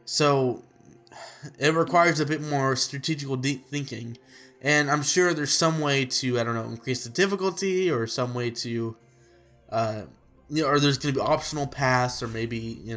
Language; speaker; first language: English; native; English